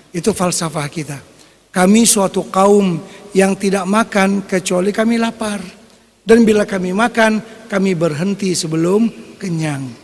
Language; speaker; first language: Indonesian; non-native, local second language; Banjar